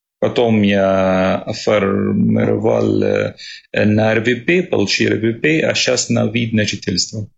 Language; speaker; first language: Russian; non-native, learner; Arabic